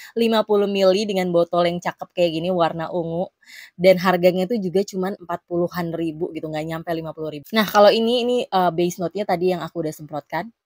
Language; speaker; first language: Indonesian; native; Indonesian